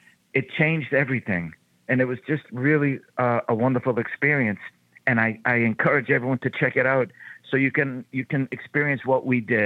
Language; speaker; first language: English; native; English